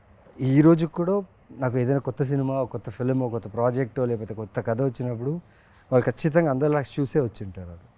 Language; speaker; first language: Telugu; native; Telugu